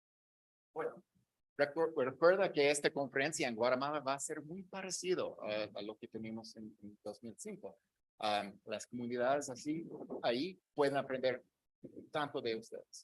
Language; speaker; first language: Spanish; non-native, fluent; English